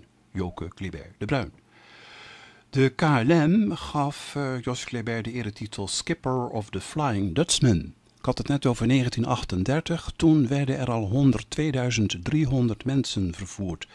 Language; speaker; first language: Dutch; native; Dutch